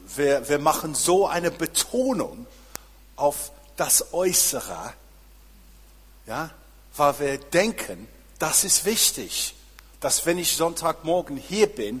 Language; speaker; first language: German; non-native, fluent; English